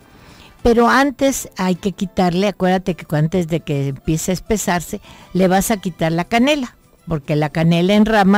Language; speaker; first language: Spanish; native; Spanish